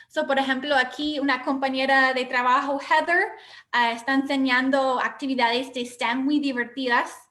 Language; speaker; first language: Spanish; non-native, fluent; English